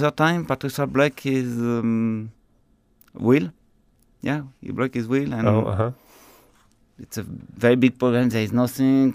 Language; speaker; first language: English; non-native, learner; French